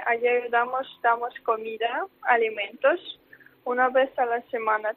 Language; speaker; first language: Spanish; non-native, fluent; Ukrainian